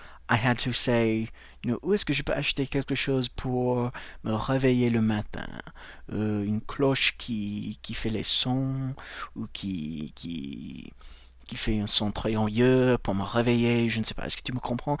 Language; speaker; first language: French; non-native, fluent; English